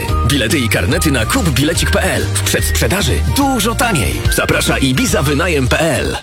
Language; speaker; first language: Polish; native; Polish